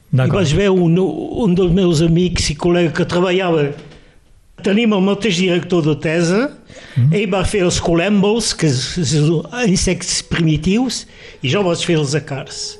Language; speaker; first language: Catalan; native; Catalan